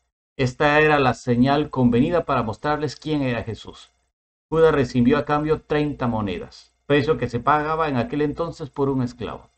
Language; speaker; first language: Spanish; native; Spanish